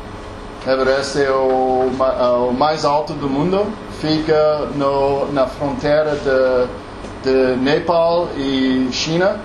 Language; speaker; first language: Portuguese; non-native, learner; English